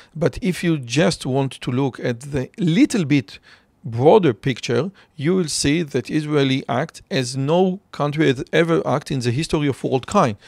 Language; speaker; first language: English; non-native, fluent; Hebrew